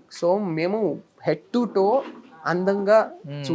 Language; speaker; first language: Telugu; non-native, learner; Kannada